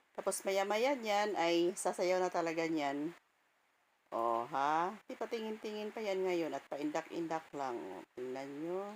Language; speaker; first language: Filipino; non-native, local second language; Cebuano